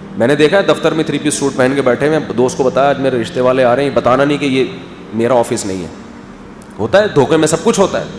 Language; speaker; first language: Urdu; native; Urdu